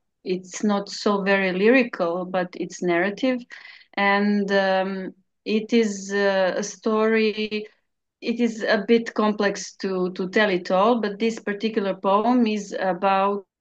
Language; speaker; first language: English; non-native, learner; Serbian